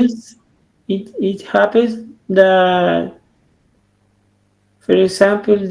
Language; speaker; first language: English; non-native, learner; Spanish